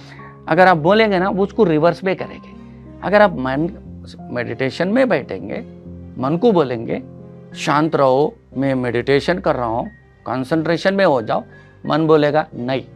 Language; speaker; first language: Hindi; non-native, local second language; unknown